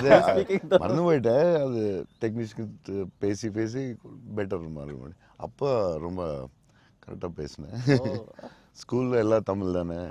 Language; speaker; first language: Tamil; non-native, local second language; Telugu